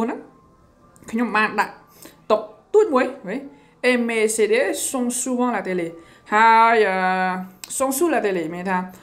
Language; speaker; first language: French; non-native, learner; Khmer